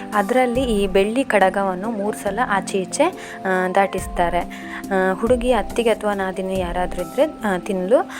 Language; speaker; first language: Kannada; non-native, local second language; Tulu